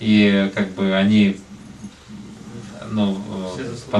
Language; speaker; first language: Russian; native; Russian